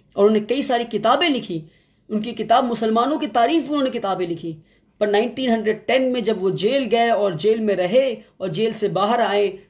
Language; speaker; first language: Hindi; non-native, local second language; Kannada